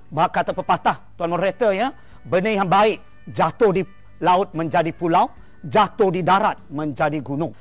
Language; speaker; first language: Malay; non-native, local second language; Tamil